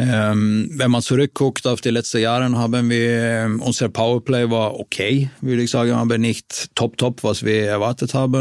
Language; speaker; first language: German; non-native, fluent; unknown